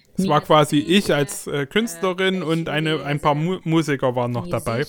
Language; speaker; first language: German; non-native, fluent; Ukrainian